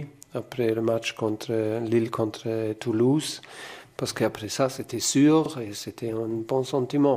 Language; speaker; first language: French; non-native, fluent; German